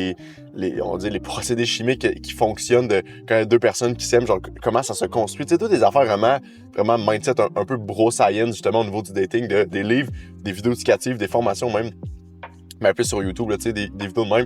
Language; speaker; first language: French; native; French